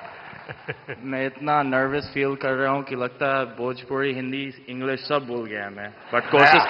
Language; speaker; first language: Hindi; non-native, fluent; English